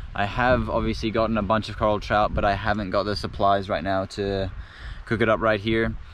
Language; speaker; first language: English; non-native, fluent; Indonesian